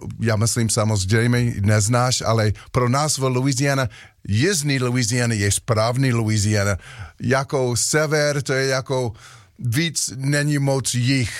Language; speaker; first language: Czech; non-native, learner; English